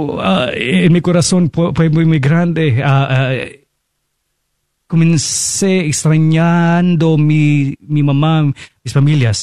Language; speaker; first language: Spanish; non-native, fluent; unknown